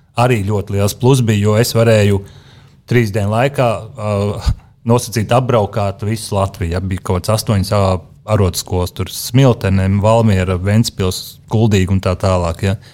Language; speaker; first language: Latvian; native; Latvian